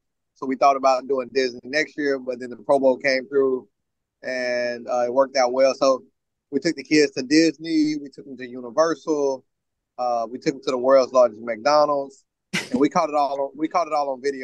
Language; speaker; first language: English; native; English